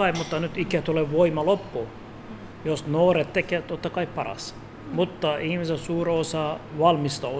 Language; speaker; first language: Finnish; non-native, learner; Turkish